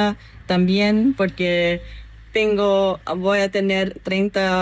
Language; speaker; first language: Spanish; non-native, learner; English